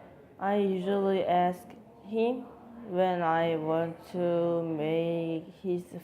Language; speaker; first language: English; non-native, learner; Korean